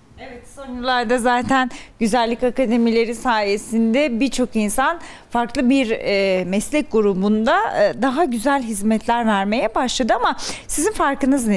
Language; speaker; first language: Turkish; native; Turkish